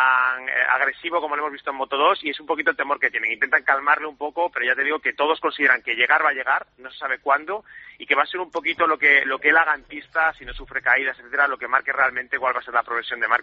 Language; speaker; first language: Spanish; native; Spanish